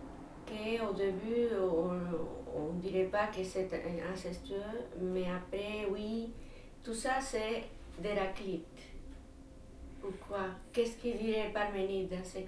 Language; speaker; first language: French; non-native, learner; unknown